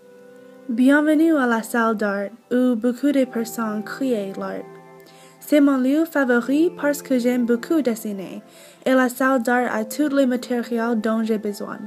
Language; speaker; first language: French; non-native, learner; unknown